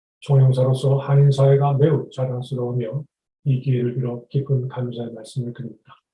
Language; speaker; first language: Korean; native; Korean